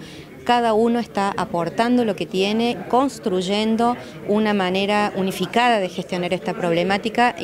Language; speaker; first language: Spanish; native; Spanish